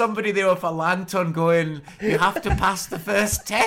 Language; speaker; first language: English; native; English